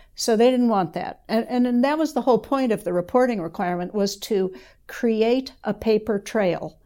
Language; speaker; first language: English; native; English